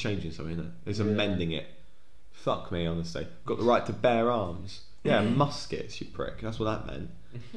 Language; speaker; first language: English; native; English